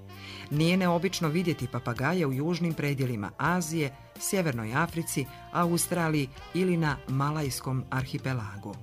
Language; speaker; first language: Croatian; native; Croatian